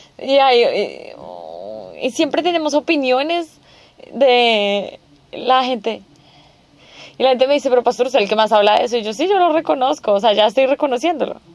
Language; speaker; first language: Spanish; non-native, fluent; Korean